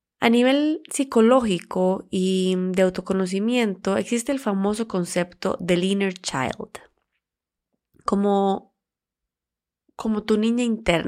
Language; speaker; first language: Spanish; native; Spanish